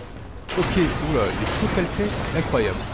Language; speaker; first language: French; native; French